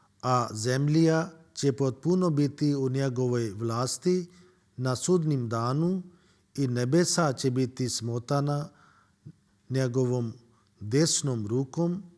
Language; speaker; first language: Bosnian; non-native, learner; Urdu